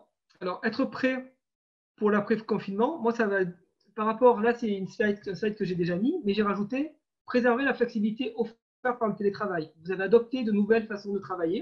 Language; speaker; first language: French; native; French